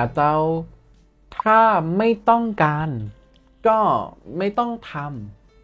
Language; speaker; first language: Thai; non-native, fluent; Indonesian